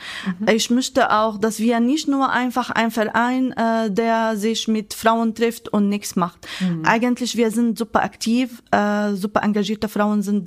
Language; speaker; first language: German; non-native, fluent; Arabic